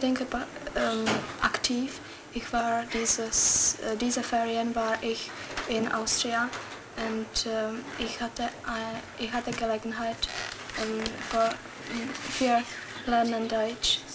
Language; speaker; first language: German; non-native, learner; Czech